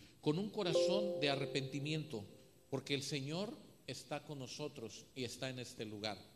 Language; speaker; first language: Spanish; native; Spanish